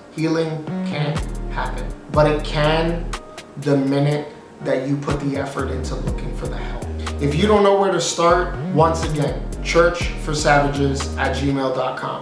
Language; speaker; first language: English; native; English